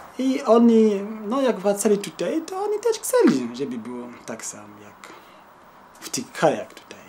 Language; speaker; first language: Polish; non-native, fluent; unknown